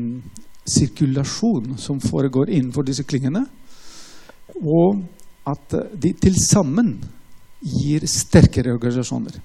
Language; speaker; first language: Norwegian; non-native, fluent; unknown